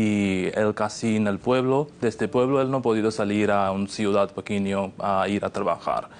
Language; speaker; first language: Spanish; non-native, fluent; Urdu